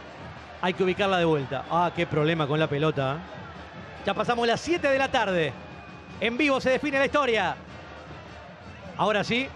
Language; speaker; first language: Spanish; native; Spanish